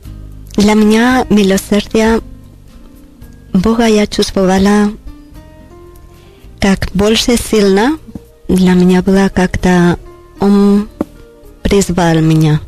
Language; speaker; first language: Russian; non-native, learner; Spanish